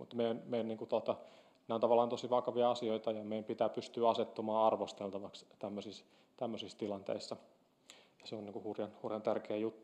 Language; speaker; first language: Finnish; native; Finnish